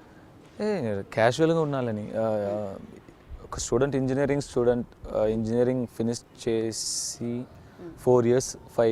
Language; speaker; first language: Telugu; non-native, learner; Tamil